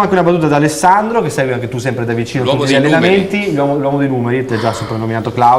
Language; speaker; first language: Italian; native; Italian